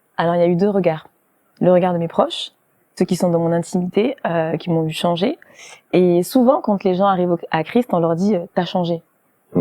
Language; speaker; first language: French; early bilingual, other home language; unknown